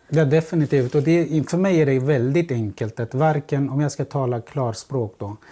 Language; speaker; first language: Swedish; non-native, fluent; Central Kurdish